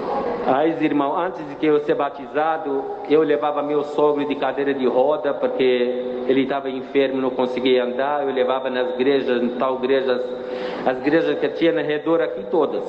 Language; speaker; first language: Portuguese; non-native, fluent; Arabic